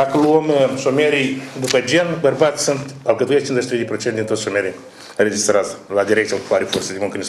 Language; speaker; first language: Romanian; native; Romanian